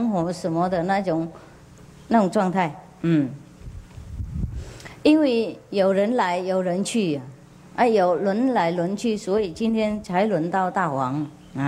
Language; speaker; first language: Chinese; non-native, fluent; Vietnamese